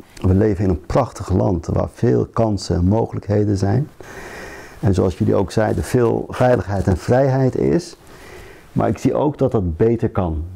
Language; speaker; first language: Dutch; early bilingual, other home language; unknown